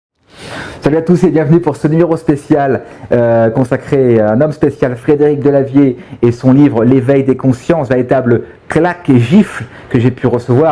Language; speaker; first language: French; native; French